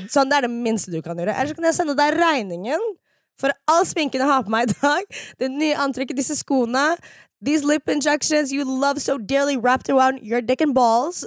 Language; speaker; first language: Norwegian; early bilingual, other home language; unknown